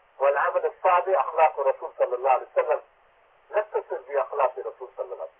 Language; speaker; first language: Arabic; non-native, fluent; Urdu